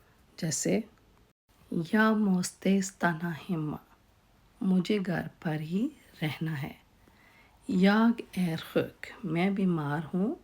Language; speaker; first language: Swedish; non-native, fluent; Urdu